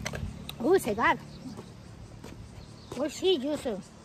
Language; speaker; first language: Japanese; non-native, fluent; Indonesian